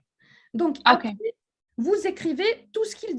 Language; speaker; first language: French; non-native, fluent; Russian